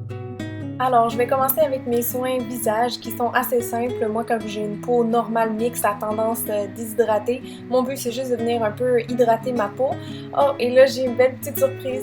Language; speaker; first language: French; native; French